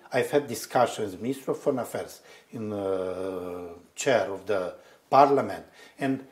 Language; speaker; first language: English; non-native, fluent; Romanian